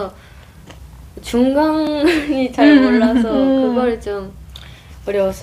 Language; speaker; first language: Korean; non-native, fluent; Japanese